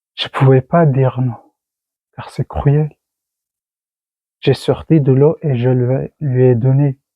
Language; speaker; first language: French; non-native, learner; Persian